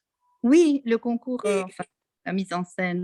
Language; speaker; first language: French; non-native, local second language; Arabic